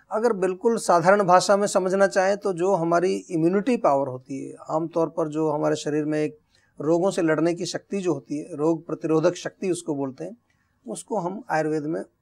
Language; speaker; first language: Hindi; native; Hindi